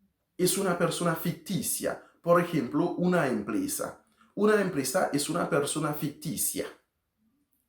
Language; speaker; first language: Spanish; non-native, learner; Haitian Creole